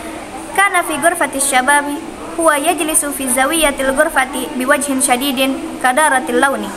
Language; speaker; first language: Arabic; non-native, learner; Indonesian